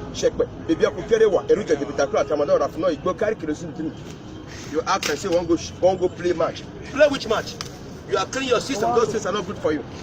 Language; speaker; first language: Nigerian Pidgin; non-native, local second language; Yoruba